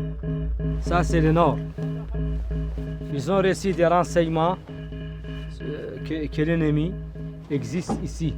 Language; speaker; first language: French; non-native, local second language; Arabic